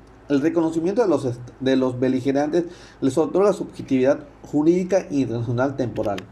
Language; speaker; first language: Spanish; native; Spanish